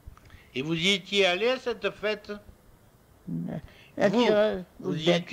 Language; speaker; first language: French; native; French